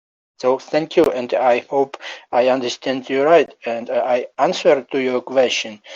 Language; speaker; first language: English; non-native, learner; Ukrainian